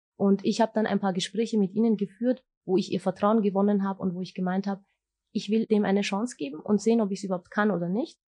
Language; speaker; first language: German; early bilingual, other home language; Turkish